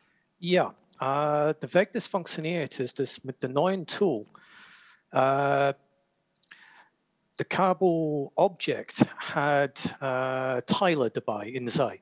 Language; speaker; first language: German; non-native, learner; English